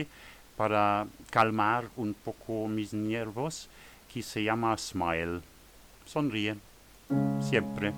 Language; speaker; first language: Spanish; non-native, learner; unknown